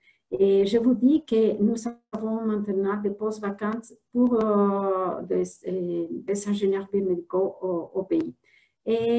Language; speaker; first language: French; non-native, fluent; Spanish